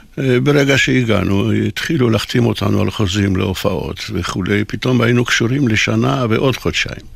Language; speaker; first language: Hebrew; non-native, fluent; Polish